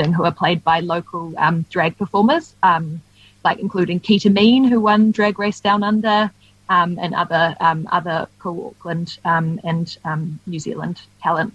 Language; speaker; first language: English; native; English